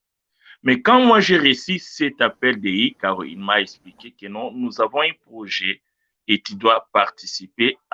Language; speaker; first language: French; non-native, local second language; Luba-Lulua